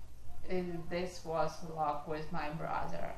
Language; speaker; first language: English; non-native, fluent; Ukrainian